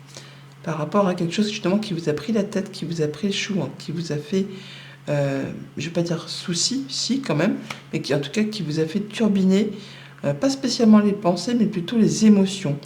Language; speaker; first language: French; native; French